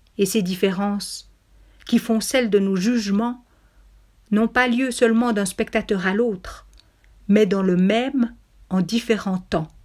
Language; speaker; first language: French; native; French